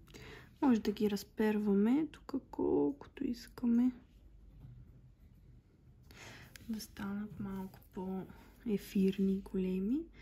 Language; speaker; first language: Bulgarian; native; Bulgarian